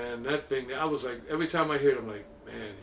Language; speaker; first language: English; native; English